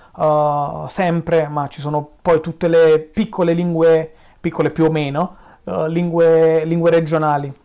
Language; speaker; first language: Italian; native; Italian